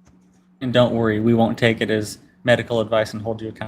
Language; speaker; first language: English; native; English